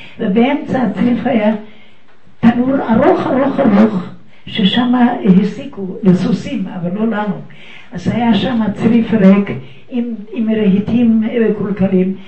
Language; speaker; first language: Hebrew; non-native, fluent; Yiddish